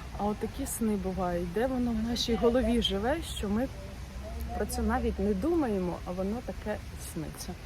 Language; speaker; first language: Ukrainian; native; Ukrainian